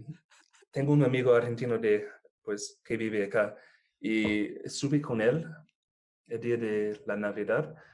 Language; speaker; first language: Spanish; non-native, fluent; English